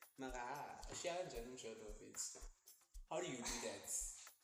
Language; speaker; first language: English; non-native, local second language; Zulu